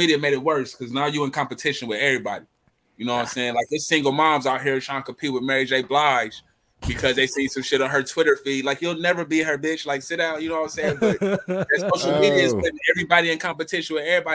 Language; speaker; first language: English; native; English